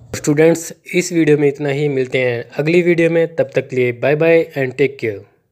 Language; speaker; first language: Hindi; non-native, local second language; Punjabi